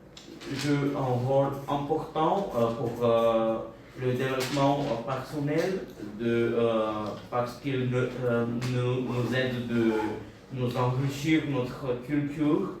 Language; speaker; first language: French; non-native, learner; Bulgarian